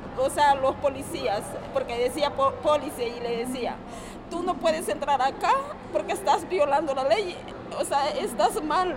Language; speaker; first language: Spanish; native; Spanish